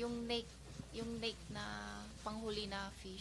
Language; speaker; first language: Filipino; non-native, learner; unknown